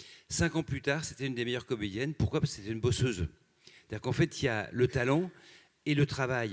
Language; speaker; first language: French; native; French